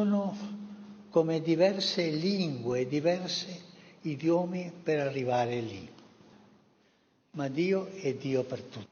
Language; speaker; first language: Italian; non-native, fluent; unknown